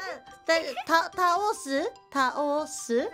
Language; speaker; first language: Japanese; native; Japanese